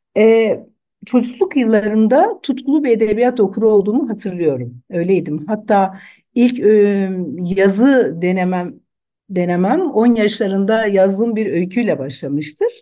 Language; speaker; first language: Turkish; non-native, local second language; Zaza